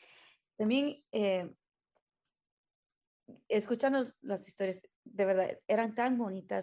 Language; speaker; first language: Spanish; early bilingual, heritage; Spanish